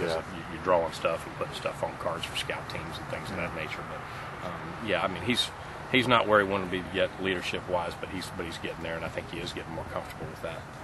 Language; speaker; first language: English; native; English